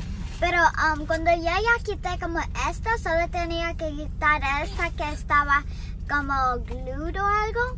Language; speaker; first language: Spanish; early bilingual, heritage; Spanish